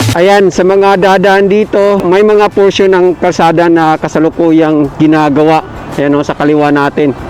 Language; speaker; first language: Filipino; non-native, local second language; Cebuano